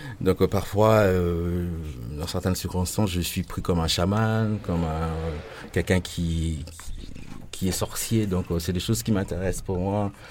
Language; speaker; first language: French; non-native, local second language; Lingala